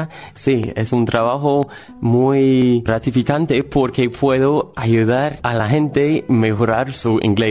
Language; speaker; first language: Spanish; non-native, fluent; English